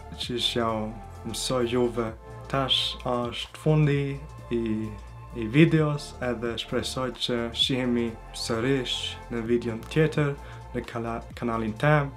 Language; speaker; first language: Albanian; early bilingual, heritage; Albanian